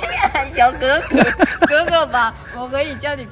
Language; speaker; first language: Chinese; non-native, fluent; Lao